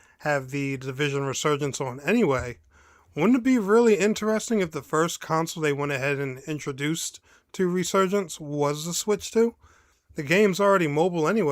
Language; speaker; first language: English; native; English